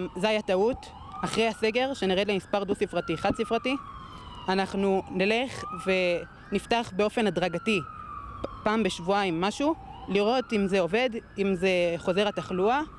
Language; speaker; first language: Hebrew; native; Hebrew